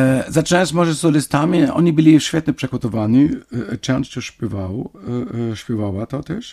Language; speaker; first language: Polish; non-native, fluent; German